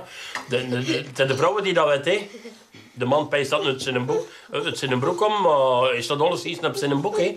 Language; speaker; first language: Dutch; native; Dutch